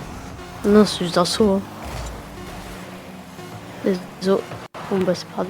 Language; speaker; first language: French; native; French